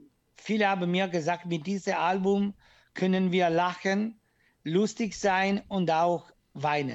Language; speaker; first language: German; non-native, learner; Italian